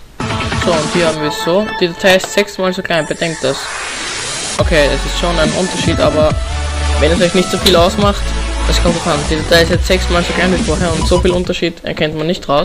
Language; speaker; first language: German; native; German